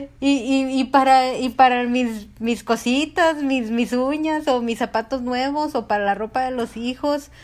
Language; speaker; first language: Spanish; early bilingual, heritage; Spanish